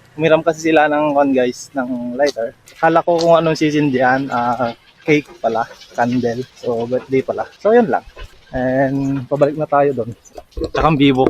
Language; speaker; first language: Filipino; non-native, local second language; Iloko